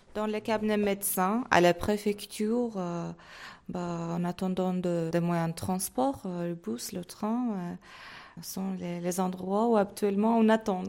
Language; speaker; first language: French; non-native, fluent; Persian